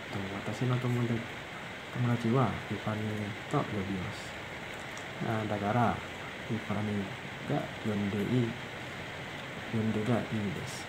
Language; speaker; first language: Japanese; non-native, learner; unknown